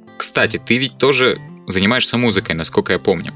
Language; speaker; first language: Russian; native; Russian